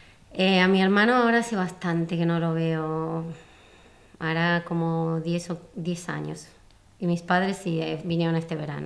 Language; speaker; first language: Spanish; native; Spanish